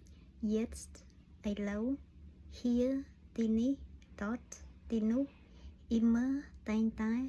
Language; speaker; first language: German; non-native, learner; Khmer